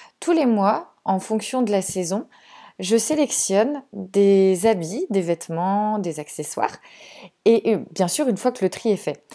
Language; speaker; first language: French; native; French